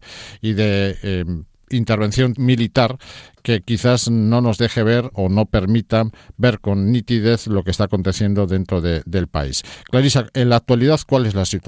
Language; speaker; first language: Spanish; native; Spanish